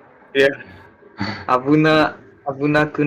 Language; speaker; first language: Japanese; non-native, learner; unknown